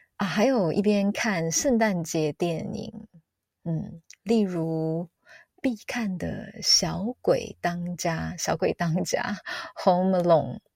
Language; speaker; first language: Chinese; native; Chinese